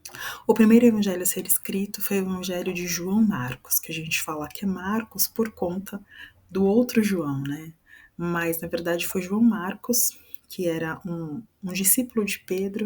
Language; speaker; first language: Portuguese; native; Portuguese